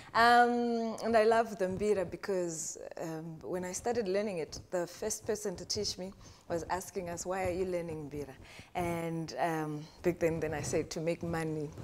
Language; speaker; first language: English; non-native, local second language; Shona